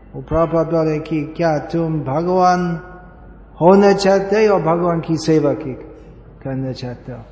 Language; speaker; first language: Hindi; non-native, fluent; English